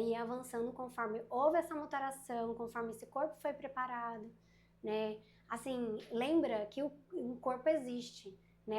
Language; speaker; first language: Portuguese; native; Portuguese